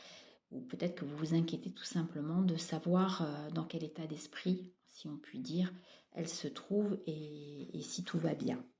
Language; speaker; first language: French; native; French